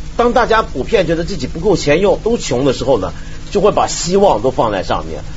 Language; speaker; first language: Chinese; non-native, local second language; Cantonese